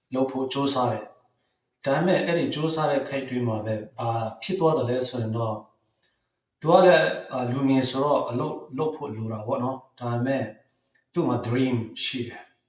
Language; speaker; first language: Burmese; non-native, local second language; Hakha Chin